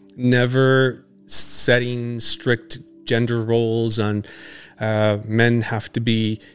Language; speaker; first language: English; early bilingual, other home language; Spanish